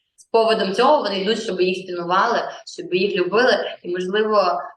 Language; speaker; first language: Ukrainian; native; Ukrainian